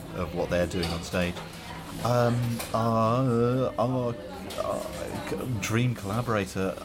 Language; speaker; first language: English; native; English